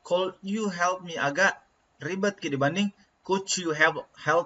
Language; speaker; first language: English; non-native, learner; Indonesian